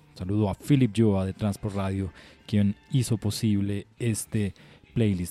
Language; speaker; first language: Spanish; native; Spanish